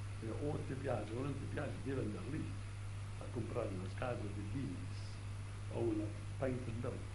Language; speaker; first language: Italian; early bilingual, heritage; Italian